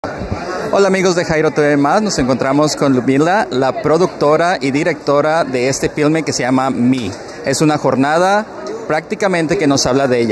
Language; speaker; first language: Spanish; native; Spanish